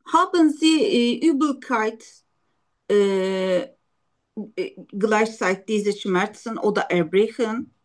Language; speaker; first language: German; non-native, learner; Turkish